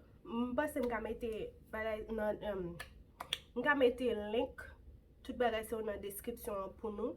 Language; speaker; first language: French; non-native, local second language; Haitian Creole